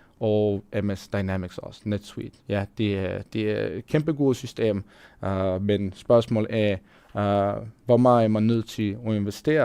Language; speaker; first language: Danish; non-native, fluent; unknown